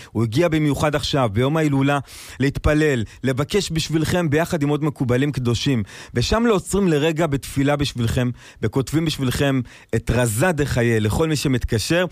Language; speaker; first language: Hebrew; native; Hebrew